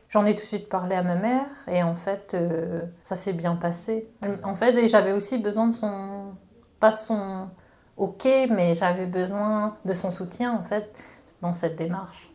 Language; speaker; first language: French; native; French